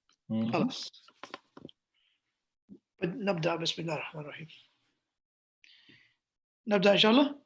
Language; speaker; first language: Arabic; non-native, fluent; English